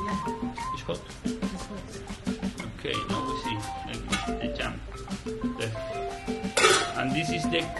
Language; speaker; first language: English; non-native, learner; Spanish